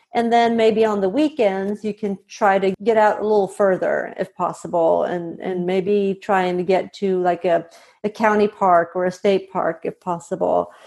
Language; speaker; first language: English; non-native, fluent; Swedish